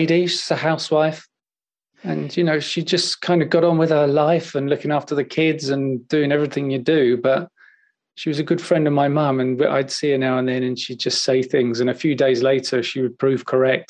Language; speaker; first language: English; native; English